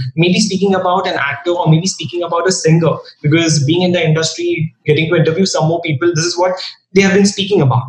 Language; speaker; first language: English; non-native, local second language; Hindi